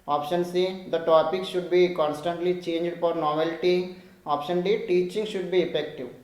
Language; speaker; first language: English; non-native, local second language; Kannada